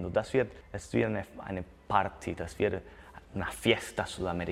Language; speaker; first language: German; non-native, fluent; Spanish